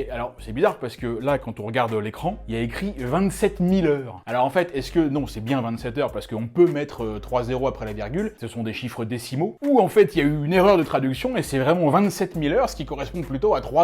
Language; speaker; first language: French; native; French